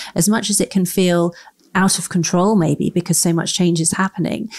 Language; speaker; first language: English; native; English